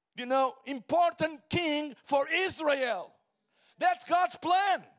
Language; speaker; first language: English; non-native, fluent; Portuguese